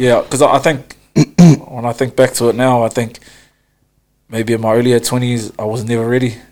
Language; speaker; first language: English; native; English